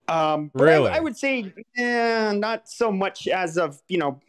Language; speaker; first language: English; native; English